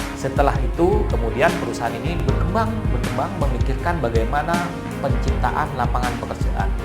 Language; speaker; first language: Indonesian; non-native, local second language; Madurese